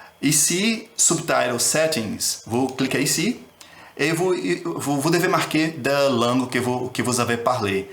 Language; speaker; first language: French; non-native, learner; Portuguese